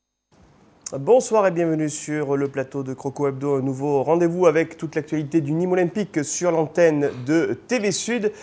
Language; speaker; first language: French; native; French